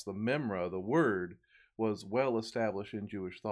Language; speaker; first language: English; native; English